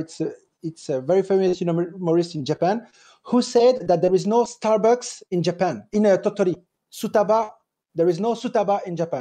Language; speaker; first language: English; non-native, fluent; French